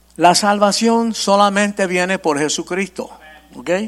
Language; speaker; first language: Spanish; early bilingual, heritage; Spanish